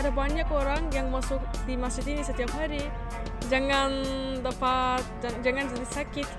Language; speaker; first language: Indonesian; non-native, fluent; Turkish